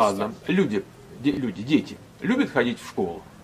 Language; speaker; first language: Russian; native; Russian